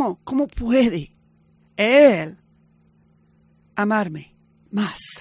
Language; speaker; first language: Spanish; early bilingual, heritage; Spanish